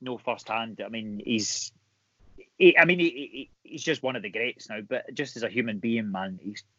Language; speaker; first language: English; native; English